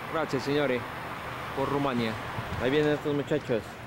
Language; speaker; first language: Spanish; native; Spanish